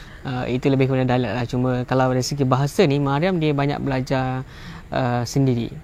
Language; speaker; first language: Malay; native; Malay